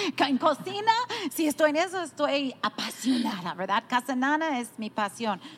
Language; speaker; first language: Spanish; non-native, fluent; English